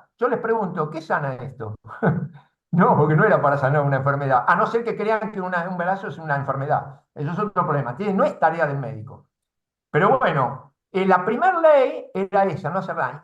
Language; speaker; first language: Spanish; native; Spanish